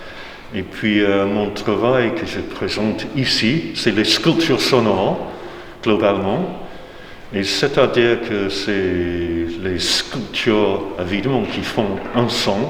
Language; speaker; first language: French; non-native, fluent; English